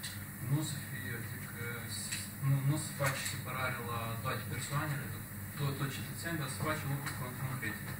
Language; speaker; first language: Romanian; non-native, local second language; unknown